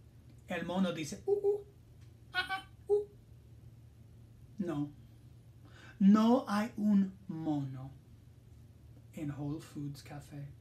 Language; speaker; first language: Spanish; non-native, fluent; English